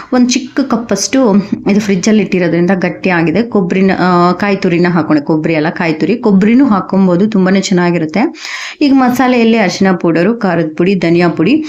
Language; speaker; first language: Kannada; native; Kannada